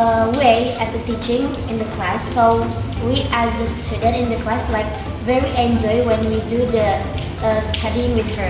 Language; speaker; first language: English; non-native, learner; Indonesian